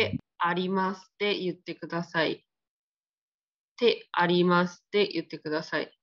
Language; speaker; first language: Japanese; non-native, fluent; Vietnamese